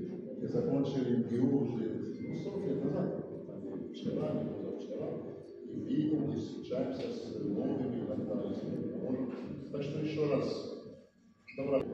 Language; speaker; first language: Russian; non-native, fluent; Arabic